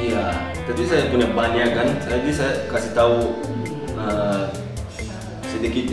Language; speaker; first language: Indonesian; non-native, fluent; Portuguese